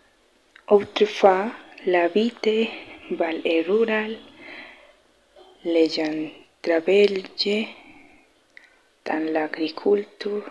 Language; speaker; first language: French; non-native, learner; Spanish